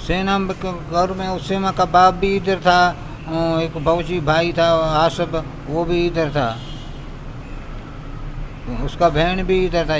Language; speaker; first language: Hindi; non-native, learner; Baluchi